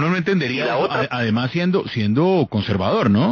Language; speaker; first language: Spanish; native; Spanish